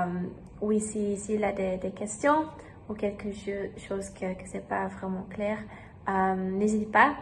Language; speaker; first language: French; non-native, learner; German